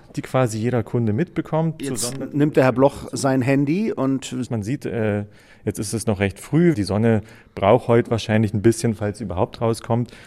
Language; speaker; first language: German; native; German